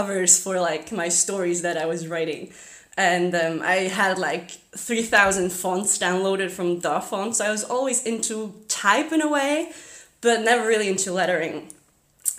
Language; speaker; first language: English; non-native, fluent; German